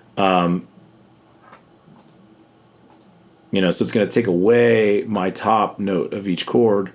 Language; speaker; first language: English; native; English